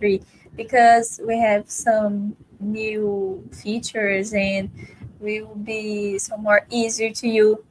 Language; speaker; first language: English; non-native, fluent; Portuguese